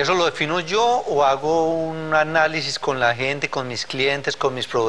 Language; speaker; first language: Spanish; native; Spanish